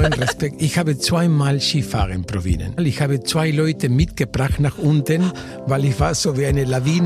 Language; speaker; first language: German; non-native, fluent; Spanish